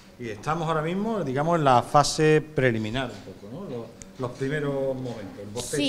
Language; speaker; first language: Spanish; native; Spanish